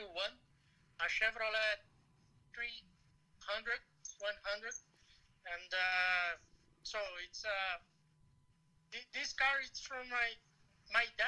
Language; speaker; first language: English; non-native, learner; Portuguese